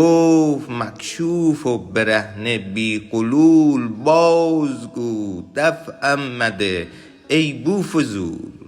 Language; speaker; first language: Persian; native; Persian